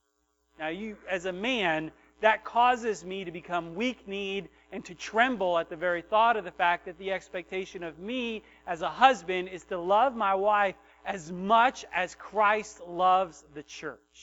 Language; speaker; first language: English; native; English